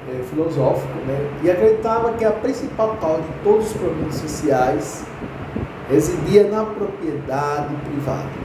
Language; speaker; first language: Portuguese; native; Portuguese